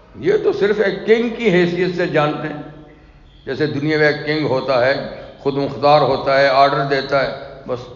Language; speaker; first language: Urdu; non-native, local second language; Pashto